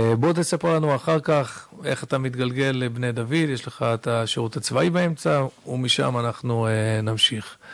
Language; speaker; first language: Hebrew; early bilingual, other home language; English